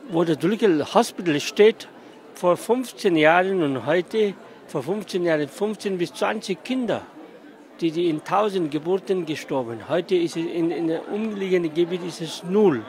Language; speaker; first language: German; non-native, learner; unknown